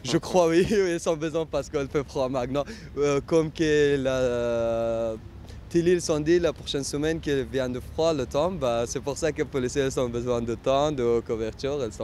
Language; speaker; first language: French; non-native, learner; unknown